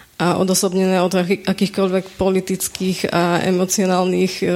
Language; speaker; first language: Slovak; native; Slovak